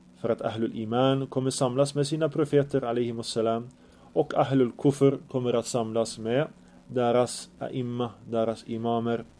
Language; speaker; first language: Swedish; early bilingual, other home language; Arabic